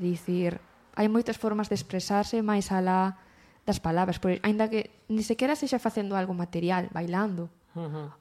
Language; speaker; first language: Galician; native; Galician